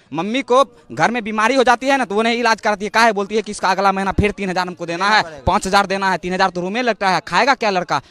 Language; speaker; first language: Hindi; native; Hindi